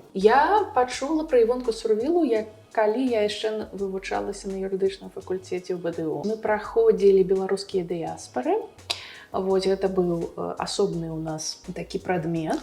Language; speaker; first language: Belarusian; non-native, local second language; Russian